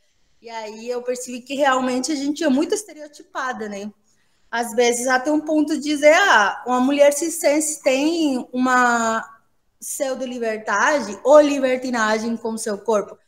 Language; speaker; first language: Portuguese; non-native, fluent; Spanish